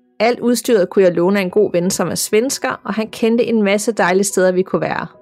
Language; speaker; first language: Danish; native; Danish